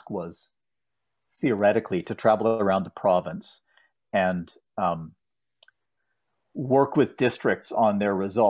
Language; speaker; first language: English; native; English